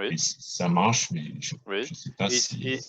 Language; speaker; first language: French; non-native, fluent; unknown